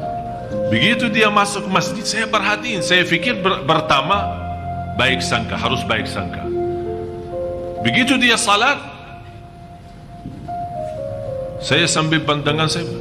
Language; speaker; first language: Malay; non-native, fluent; Arabic